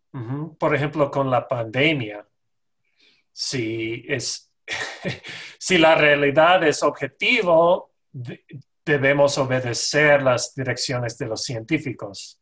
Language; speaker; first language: Spanish; non-native, fluent; English